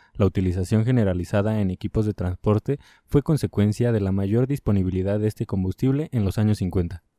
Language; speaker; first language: Spanish; native; Spanish